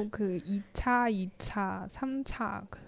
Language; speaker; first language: Korean; non-native, fluent; Chinese